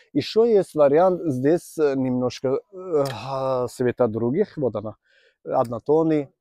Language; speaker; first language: Russian; non-native, learner; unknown